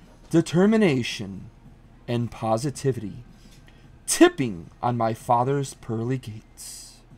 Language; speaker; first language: English; native; English